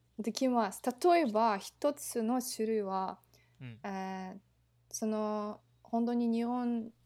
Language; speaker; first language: Japanese; non-native, learner; Russian